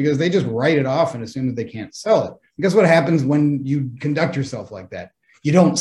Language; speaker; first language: English; native; English